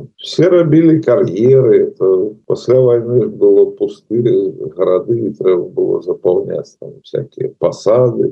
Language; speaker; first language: Belarusian; non-native, local second language; Russian